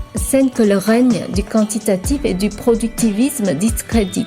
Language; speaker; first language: French; non-native, fluent; Vietnamese